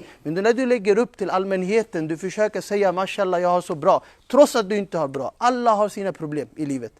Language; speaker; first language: Swedish; non-native, fluent; Urdu